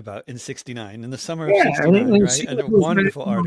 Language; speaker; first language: English; native; English